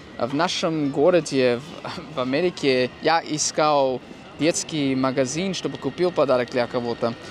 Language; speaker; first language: Russian; non-native, fluent; English